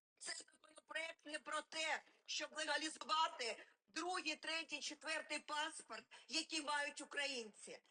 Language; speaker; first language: Ukrainian; non-native, local second language; Russian